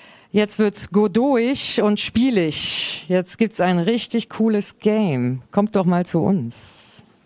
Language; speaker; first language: German; native; German